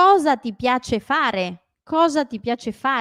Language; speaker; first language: Italian; non-native, fluent; Spanish